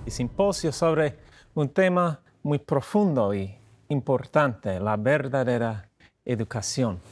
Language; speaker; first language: Spanish; non-native, fluent; English